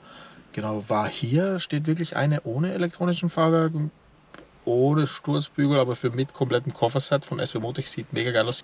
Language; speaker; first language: German; native; German